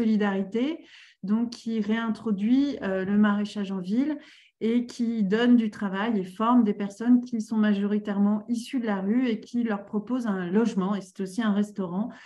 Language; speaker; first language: French; native; French